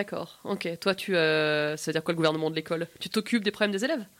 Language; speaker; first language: French; native; French